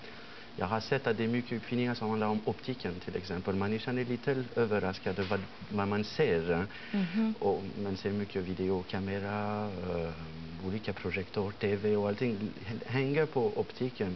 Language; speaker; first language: Swedish; non-native, fluent; French